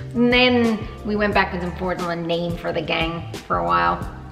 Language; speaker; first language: English; native; English